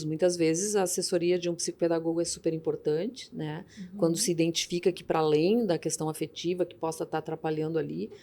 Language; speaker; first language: Portuguese; native; Portuguese